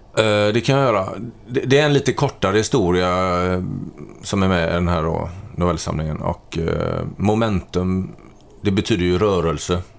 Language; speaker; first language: Swedish; native; Swedish